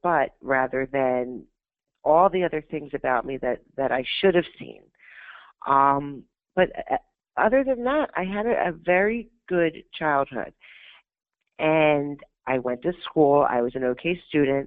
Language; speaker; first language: English; native; English